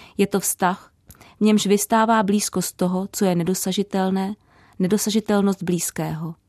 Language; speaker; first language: Czech; native; Czech